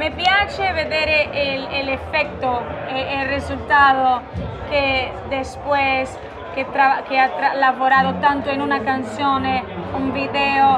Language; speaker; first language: Italian; non-native, learner; Portuguese